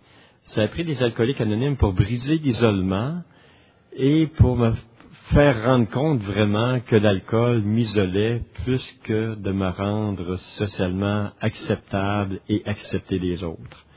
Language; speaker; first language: French; native; French